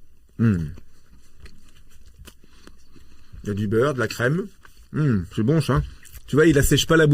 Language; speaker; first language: French; native; French